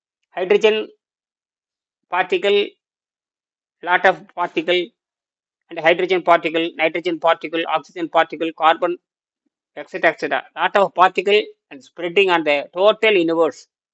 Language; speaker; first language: English; non-native, local second language; Tamil